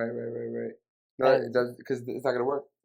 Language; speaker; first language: English; native; English